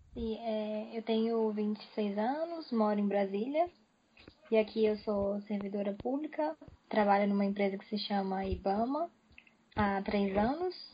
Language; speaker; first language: Spanish; non-native, learner; Portuguese